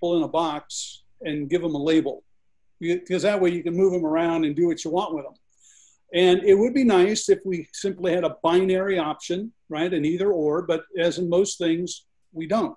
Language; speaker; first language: English; native; English